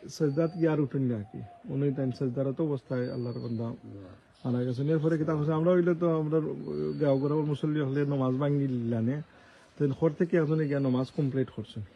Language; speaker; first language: Bangla; native; Bangla